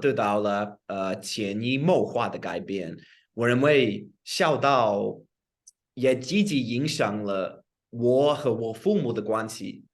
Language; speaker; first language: Chinese; non-native, fluent; English